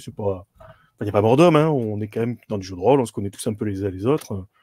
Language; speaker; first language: French; native; French